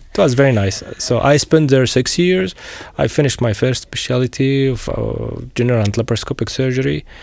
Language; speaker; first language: English; non-native, fluent; Arabic